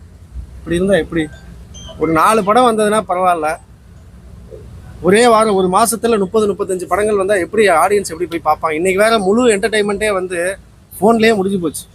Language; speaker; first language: Tamil; native; Tamil